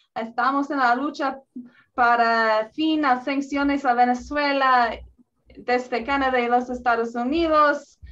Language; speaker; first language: Spanish; non-native, learner; English